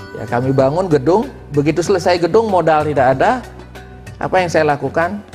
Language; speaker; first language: Indonesian; non-native, local second language; Balinese